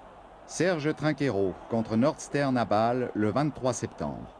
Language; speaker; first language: French; native; French